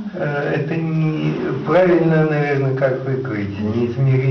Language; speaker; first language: Russian; native; Russian